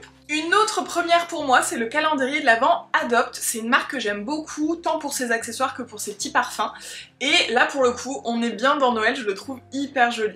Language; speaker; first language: French; native; French